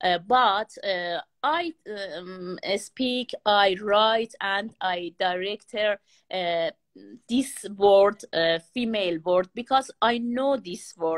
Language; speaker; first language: English; non-native, learner; Persian